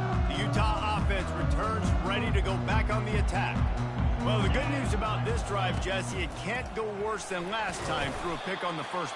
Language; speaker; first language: English; native; English